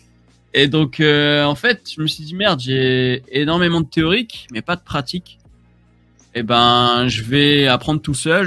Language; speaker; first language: French; native; French